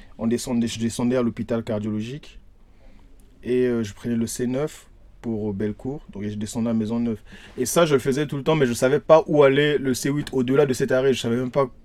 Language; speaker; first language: French; non-native, local second language; Lingala